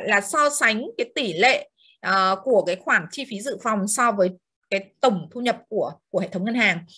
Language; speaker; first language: Vietnamese; native; Vietnamese